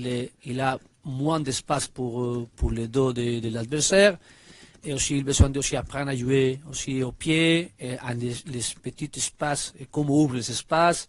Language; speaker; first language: French; non-native, learner; Spanish